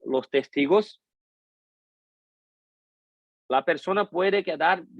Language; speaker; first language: Spanish; non-native, fluent; Portuguese